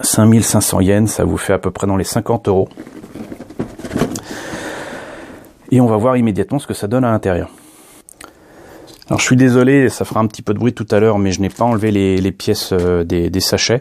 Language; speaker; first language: French; native; French